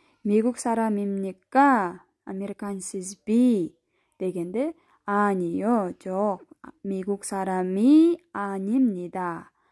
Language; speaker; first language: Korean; non-native, fluent; Kyrgyz